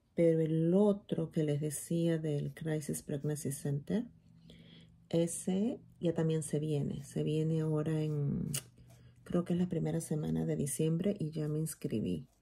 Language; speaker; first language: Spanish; native; Spanish